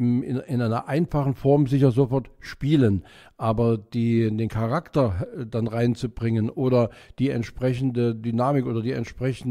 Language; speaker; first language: German; native; German